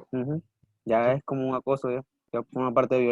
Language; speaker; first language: Spanish; native; Spanish